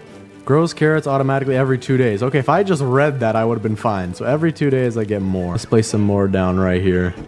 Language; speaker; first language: English; native; English